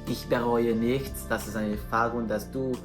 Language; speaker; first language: German; non-native, fluent; Spanish